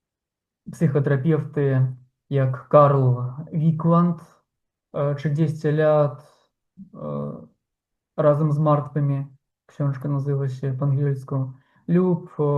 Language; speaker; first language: Polish; non-native, fluent; Ukrainian